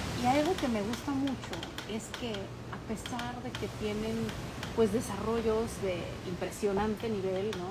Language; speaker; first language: Spanish; early bilingual, other home language; Polish